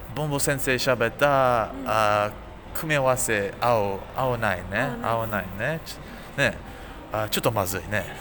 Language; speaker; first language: Japanese; non-native, learner; English